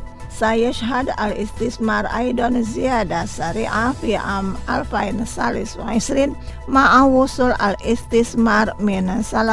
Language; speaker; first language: Arabic; non-native, fluent; Indonesian